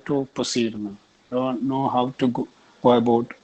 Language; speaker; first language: English; non-native, local second language; Malayalam